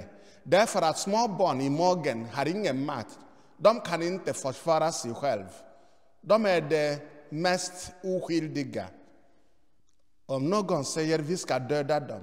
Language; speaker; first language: Swedish; non-native, fluent; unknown